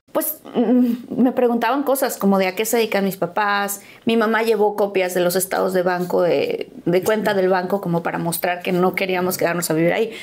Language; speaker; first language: Spanish; native; Spanish